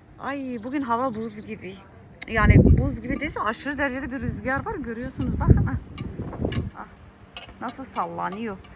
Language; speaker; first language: Turkish; early bilingual, heritage; Turkish